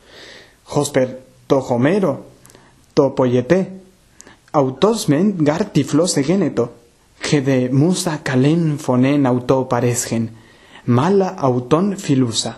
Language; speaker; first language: Greek; non-native, fluent; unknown